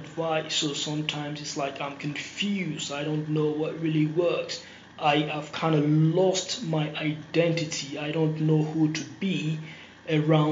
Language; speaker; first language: English; non-native, local second language; Hausa